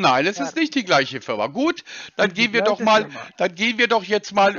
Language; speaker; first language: German; native; German